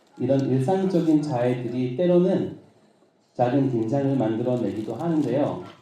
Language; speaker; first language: Korean; non-native, fluent; English